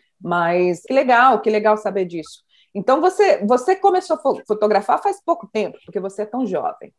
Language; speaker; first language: Portuguese; native; Portuguese